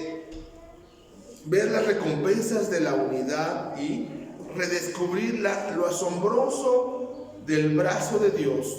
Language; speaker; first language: Spanish; native; Spanish